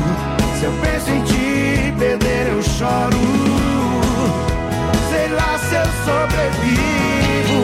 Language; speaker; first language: Portuguese; native; Portuguese